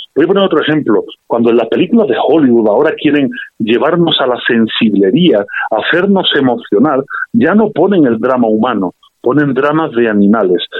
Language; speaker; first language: Spanish; native; Spanish